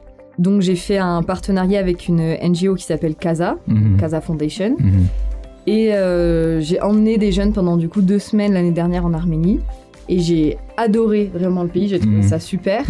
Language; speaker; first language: French; native; French